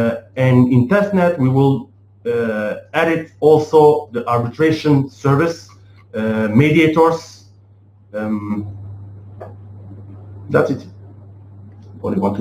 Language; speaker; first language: English; non-native, fluent; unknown